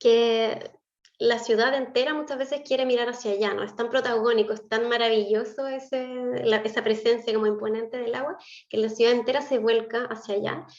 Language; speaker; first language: Spanish; native; Spanish